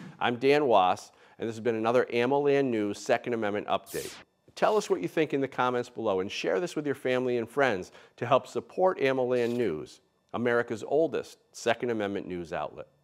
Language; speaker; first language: English; native; English